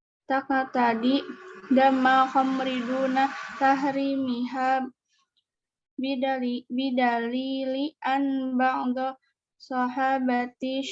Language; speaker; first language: Arabic; non-native, learner; Indonesian